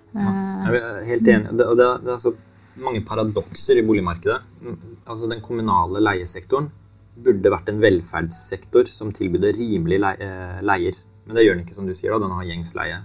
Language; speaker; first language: Norwegian; native; Norwegian